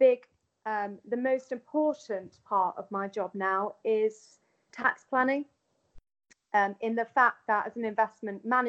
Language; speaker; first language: English; native; English